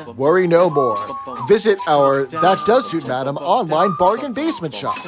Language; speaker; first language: English; native; English